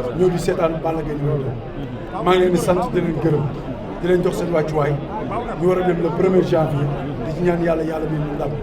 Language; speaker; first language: Wolof; native; Wolof